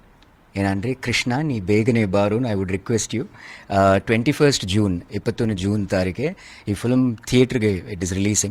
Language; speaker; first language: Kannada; non-native, learner; Malayalam